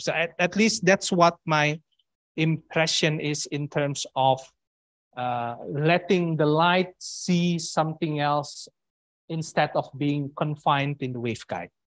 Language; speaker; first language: English; non-native, fluent; Indonesian